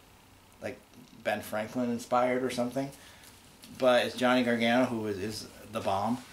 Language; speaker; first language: English; native; English